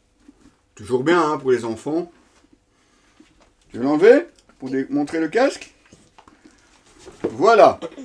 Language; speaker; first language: French; native; French